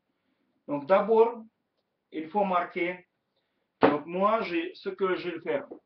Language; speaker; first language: French; non-native, learner; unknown